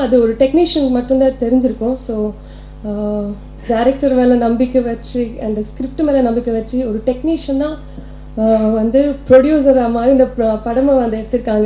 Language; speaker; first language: Tamil; non-native, local second language; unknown